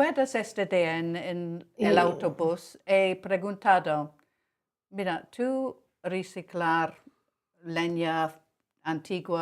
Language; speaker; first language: Spanish; non-native, learner; English